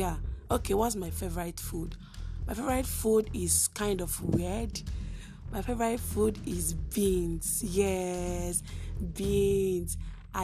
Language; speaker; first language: English; non-native, local second language; Igbo